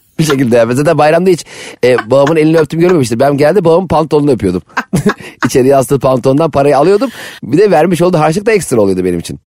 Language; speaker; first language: Turkish; native; Turkish